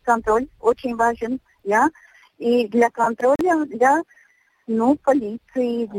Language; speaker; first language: Russian; non-native, local second language; Latvian